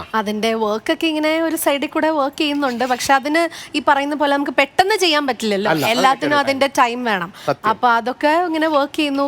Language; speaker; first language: Malayalam; native; Malayalam